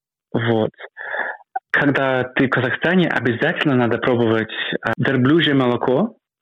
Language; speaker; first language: Russian; non-native, fluent; English